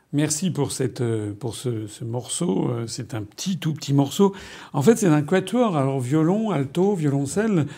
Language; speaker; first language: French; native; French